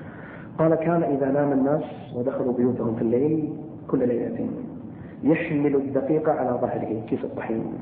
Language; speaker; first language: Arabic; native; Arabic